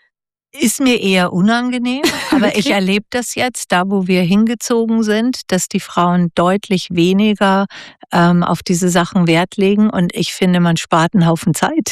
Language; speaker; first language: German; native; German